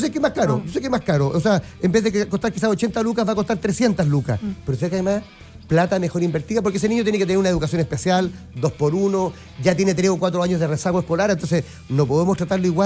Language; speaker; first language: Spanish; native; Spanish